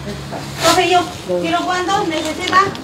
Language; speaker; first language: Spanish; non-native, learner; Chinese